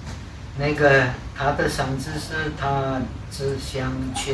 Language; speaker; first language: Chinese; non-native, fluent; Czech